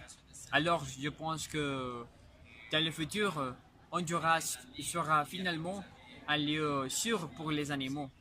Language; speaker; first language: French; non-native, learner; Spanish